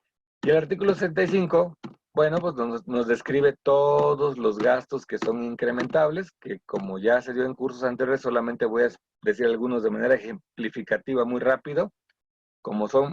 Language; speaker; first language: Spanish; native; Spanish